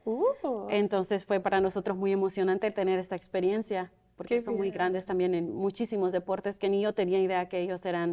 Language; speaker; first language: Spanish; early bilingual, other home language; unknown